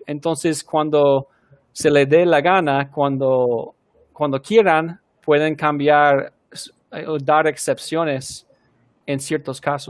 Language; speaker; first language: Spanish; non-native, fluent; English